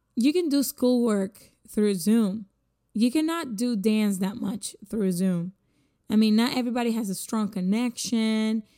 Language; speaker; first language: English; non-native, fluent; Spanish